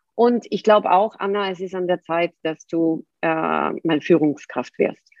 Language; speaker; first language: German; non-native, fluent; Bulgarian